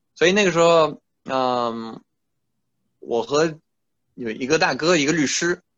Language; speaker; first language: Chinese; non-native, fluent; French